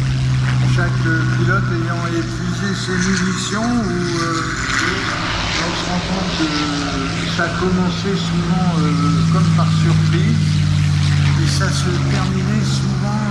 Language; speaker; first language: French; native; French